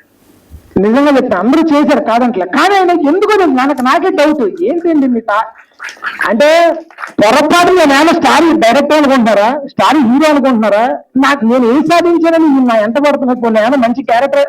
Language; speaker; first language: Telugu; native; Telugu